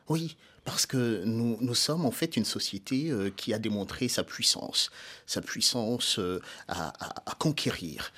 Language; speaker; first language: French; non-native, local second language; Mossi